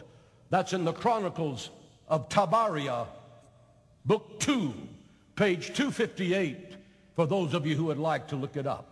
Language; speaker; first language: English; native; English